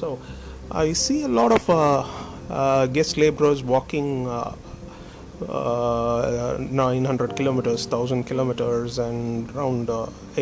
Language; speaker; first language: English; non-native, local second language; Tamil